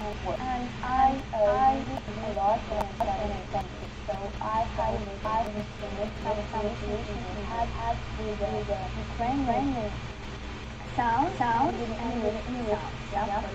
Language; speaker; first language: English; non-native, learner; Ukrainian